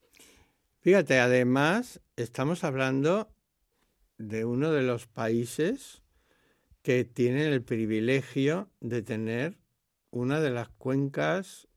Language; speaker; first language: Spanish; native; Spanish